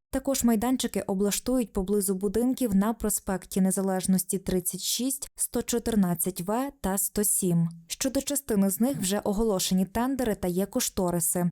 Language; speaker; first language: Ukrainian; native; Ukrainian